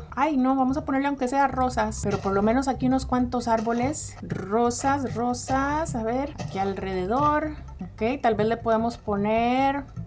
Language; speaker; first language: Spanish; early bilingual, heritage; Spanish